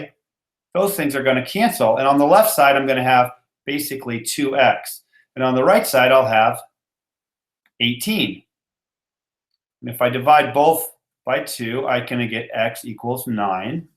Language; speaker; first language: English; native; English